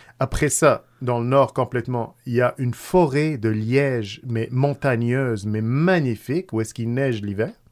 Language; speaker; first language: French; non-native, local second language; Arabic